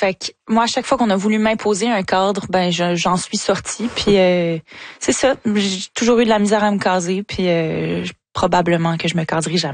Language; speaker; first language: French; native; French